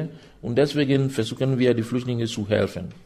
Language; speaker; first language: German; non-native, fluent; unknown